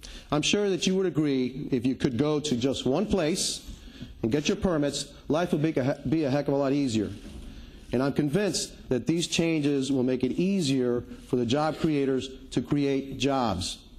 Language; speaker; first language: English; early bilingual, other home language; Spanish